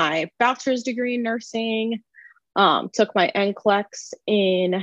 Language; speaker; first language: English; native; English